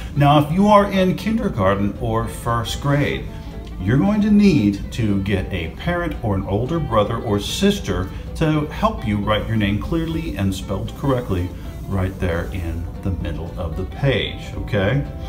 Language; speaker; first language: English; native; English